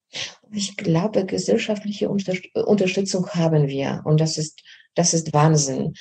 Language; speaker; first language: German; non-native, fluent; Polish